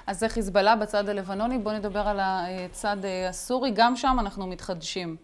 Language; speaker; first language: Hebrew; native; Hebrew